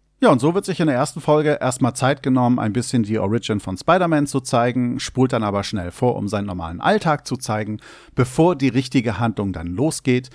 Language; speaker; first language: German; native; German